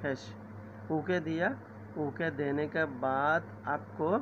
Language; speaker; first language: Hindi; non-native, learner; Bangla